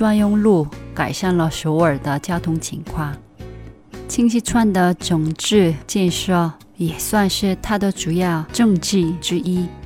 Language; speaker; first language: Chinese; non-native, fluent; Korean